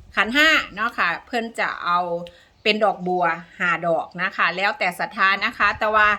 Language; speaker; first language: Thai; native; Thai